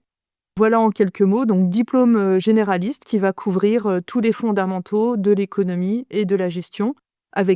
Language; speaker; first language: French; native; French